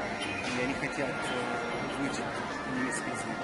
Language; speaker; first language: Russian; non-native, fluent; English